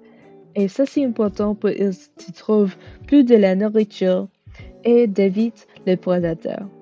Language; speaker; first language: French; non-native, learner; English